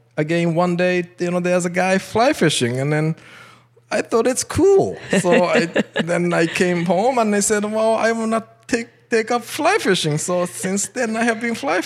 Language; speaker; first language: English; non-native, fluent; Japanese